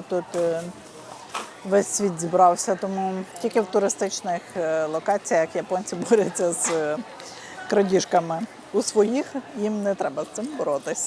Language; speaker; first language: Ukrainian; native; Ukrainian